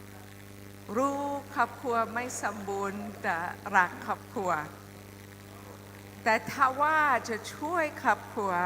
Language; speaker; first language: Thai; non-native, learner; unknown